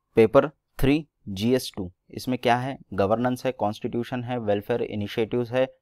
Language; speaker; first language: Hindi; non-native, local second language; Marathi